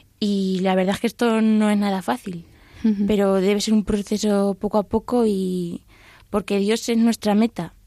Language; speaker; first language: Spanish; native; Spanish